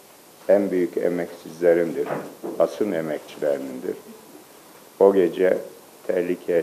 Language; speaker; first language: Turkish; native; Turkish